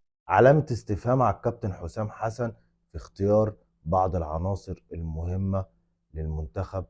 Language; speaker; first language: Arabic; native; Arabic